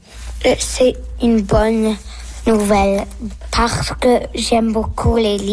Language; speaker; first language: French; early bilingual, other home language; English